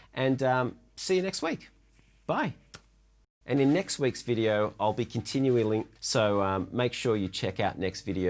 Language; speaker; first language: English; native; English